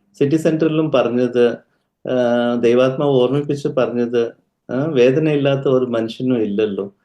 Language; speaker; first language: Malayalam; early bilingual, heritage; Malayalam